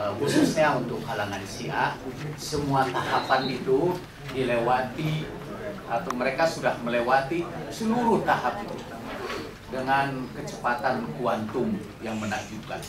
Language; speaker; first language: Indonesian; non-native, local second language; Sundanese